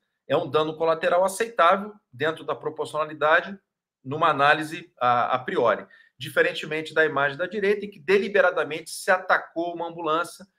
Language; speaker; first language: Portuguese; native; Portuguese